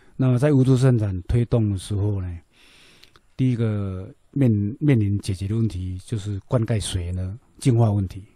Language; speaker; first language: Chinese; native; Chinese